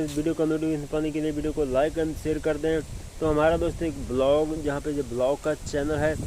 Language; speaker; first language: Hindi; non-native, local second language; Punjabi